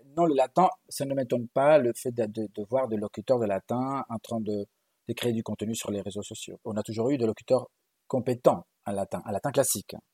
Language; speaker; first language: French; non-native, fluent; Galician